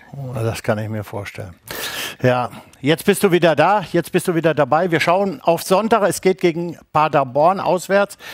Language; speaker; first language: German; native; German